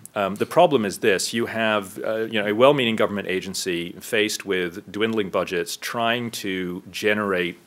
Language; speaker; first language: English; native; English